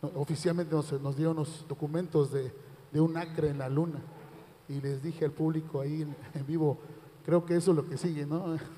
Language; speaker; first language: Spanish; native; Spanish